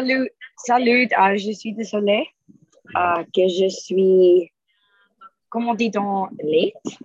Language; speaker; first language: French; non-native, learner; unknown